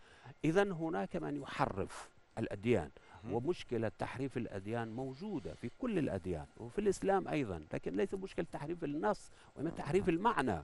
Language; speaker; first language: Arabic; non-native, fluent; Persian